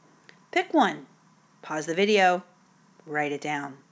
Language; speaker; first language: English; native; English